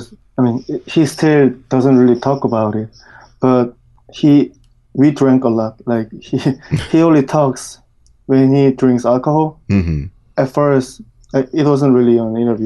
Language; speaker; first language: English; non-native, fluent; Korean